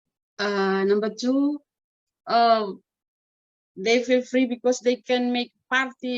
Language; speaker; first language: English; non-native, learner; Indonesian